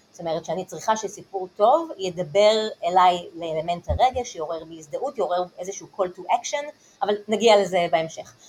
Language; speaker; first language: Hebrew; native; Hebrew